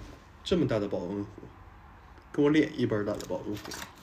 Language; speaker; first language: Chinese; native; Chinese